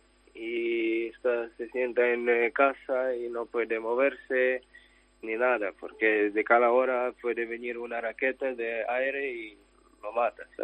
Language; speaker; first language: Spanish; non-native, learner; Ukrainian